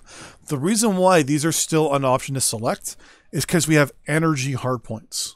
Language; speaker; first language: English; native; English